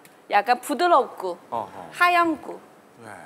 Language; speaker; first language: Korean; non-native, fluent; Chinese